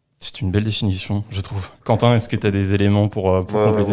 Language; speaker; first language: French; native; French